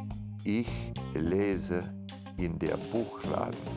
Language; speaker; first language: German; non-native, learner; Spanish